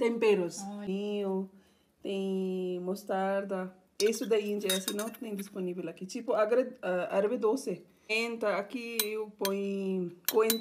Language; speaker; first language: Portuguese; non-native, learner; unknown